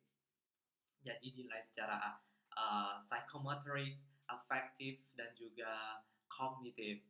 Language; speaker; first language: Indonesian; non-native, local second language; Balinese